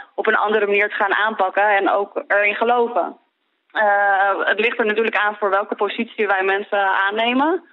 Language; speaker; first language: Dutch; early bilingual, other home language; Greek